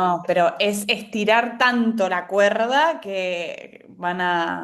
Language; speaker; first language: Spanish; native; Spanish